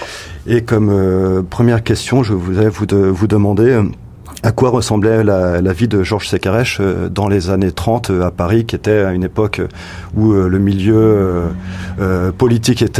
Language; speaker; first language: French; native; French